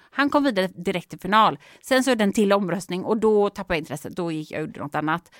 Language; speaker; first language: Swedish; native; Swedish